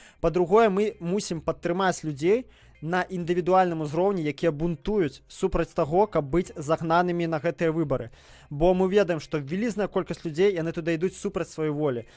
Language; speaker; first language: Belarusian; native; Belarusian